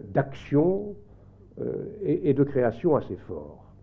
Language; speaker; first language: French; native; French